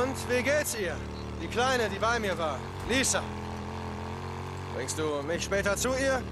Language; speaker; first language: German; native; German